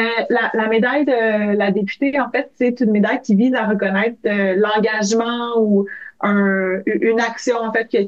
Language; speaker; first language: French; native; French